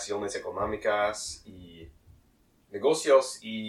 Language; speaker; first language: Spanish; non-native, learner; English